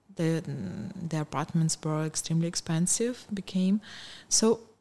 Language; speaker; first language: English; non-native, fluent; Ukrainian